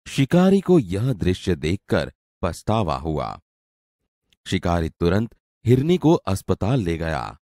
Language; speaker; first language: Hindi; non-native, local second language; Gujarati